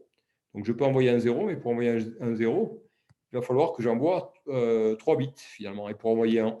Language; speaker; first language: French; native; French